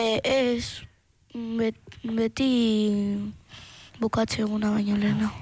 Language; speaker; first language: Basque; native; Basque